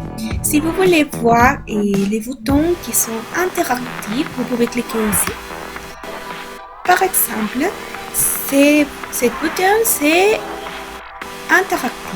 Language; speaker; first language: French; non-native, learner; Spanish